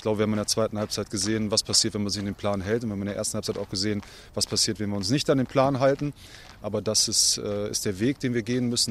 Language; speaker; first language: German; native; German